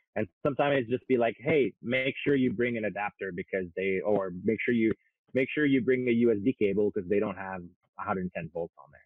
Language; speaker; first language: English; non-native, local second language; French